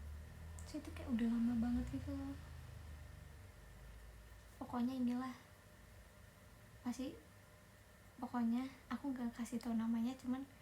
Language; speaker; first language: Indonesian; native; Indonesian